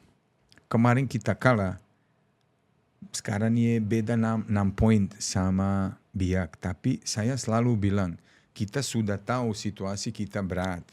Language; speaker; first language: Indonesian; non-native, fluent; Serbian